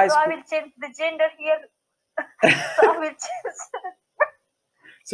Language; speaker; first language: English; non-native, learner; Indonesian